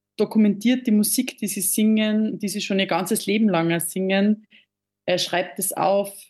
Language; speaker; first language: German; native; German